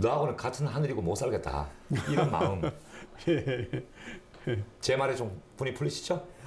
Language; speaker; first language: Korean; native; Korean